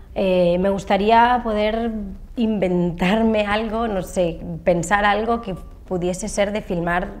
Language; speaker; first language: Spanish; native; Spanish